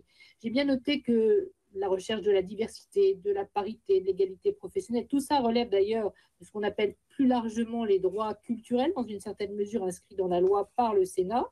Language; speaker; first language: French; native; French